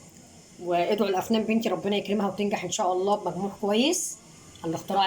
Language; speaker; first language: Arabic; native; Arabic